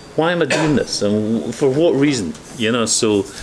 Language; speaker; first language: English; native; English